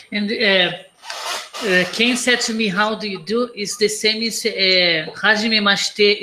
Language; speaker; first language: English; non-native, learner; Portuguese